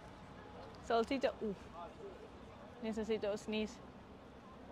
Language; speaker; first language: Spanish; non-native, learner; Danish